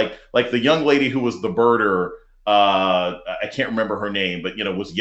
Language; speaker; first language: English; native; English